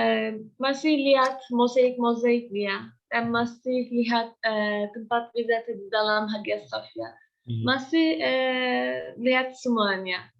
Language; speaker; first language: Indonesian; non-native, learner; Turkish